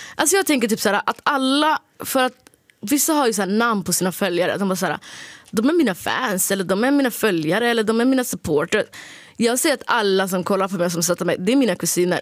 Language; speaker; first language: Swedish; early bilingual, other home language; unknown